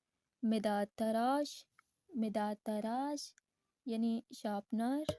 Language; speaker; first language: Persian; non-native, fluent; Urdu